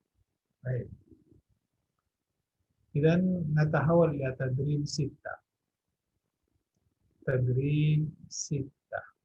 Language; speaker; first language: Arabic; non-native, fluent; Indonesian